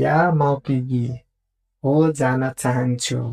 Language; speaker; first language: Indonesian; non-native, fluent; Nepali